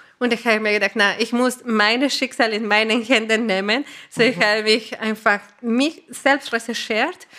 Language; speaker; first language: German; non-native, fluent; Spanish